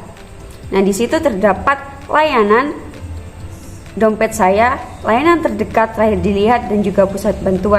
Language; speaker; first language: Indonesian; native; Indonesian